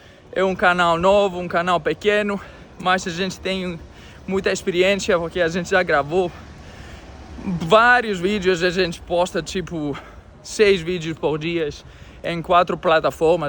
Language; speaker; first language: Portuguese; non-native, fluent; Greek